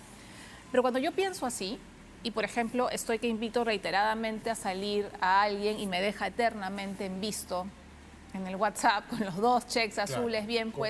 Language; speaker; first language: Spanish; native; Spanish